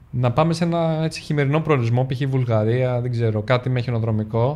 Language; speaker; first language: Greek; native; Greek